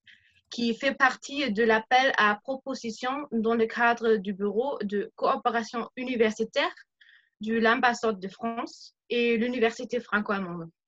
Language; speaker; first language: French; non-native, fluent; German